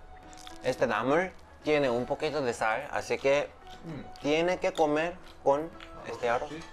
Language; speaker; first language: Spanish; non-native, learner; Korean